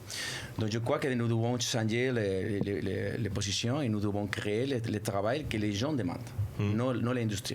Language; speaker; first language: French; non-native, fluent; Spanish